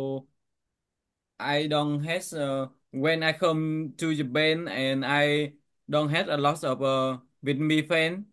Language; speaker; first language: English; non-native, learner; Vietnamese